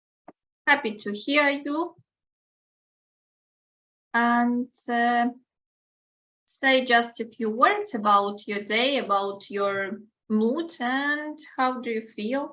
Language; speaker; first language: English; non-native, fluent; Ukrainian